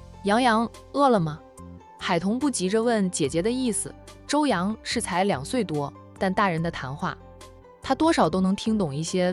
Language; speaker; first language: Chinese; native; Chinese